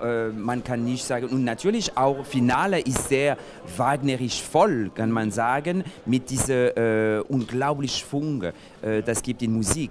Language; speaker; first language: German; non-native, fluent; French